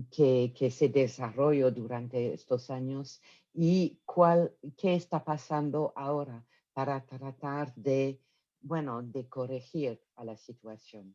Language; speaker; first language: Spanish; non-native, fluent; French